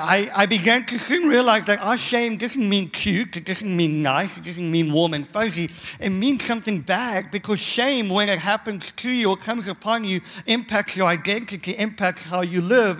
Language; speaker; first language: English; native; English